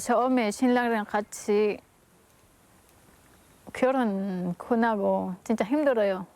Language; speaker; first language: Korean; non-native, learner; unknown